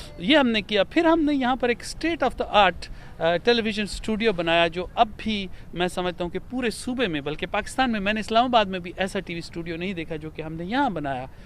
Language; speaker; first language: Urdu; non-native, local second language; Pashto